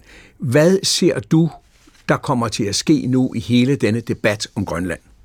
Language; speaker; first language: Danish; native; Danish